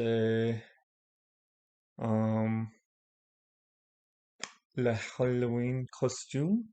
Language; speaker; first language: French; non-native, learner; English